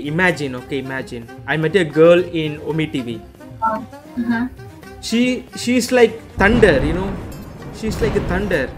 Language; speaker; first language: English; non-native, learner; Tamil